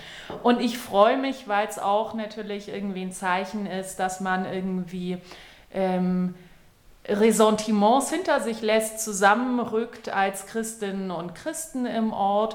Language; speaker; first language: German; native; German